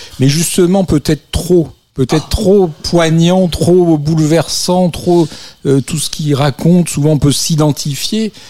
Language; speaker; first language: French; native; French